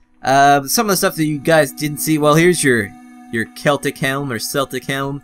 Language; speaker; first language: English; native; English